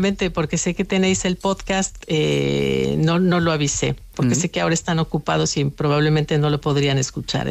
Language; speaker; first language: Spanish; native; Spanish